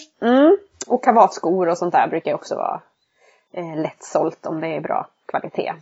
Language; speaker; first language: Swedish; native; Swedish